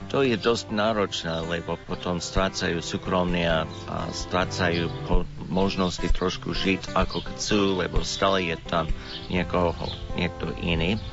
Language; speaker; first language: Slovak; non-native, learner; English